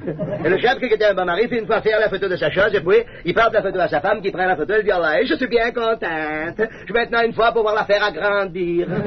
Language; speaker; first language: French; native; French